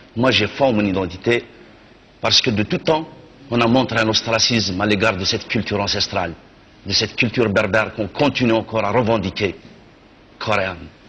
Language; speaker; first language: French; non-native, local second language; Kabyle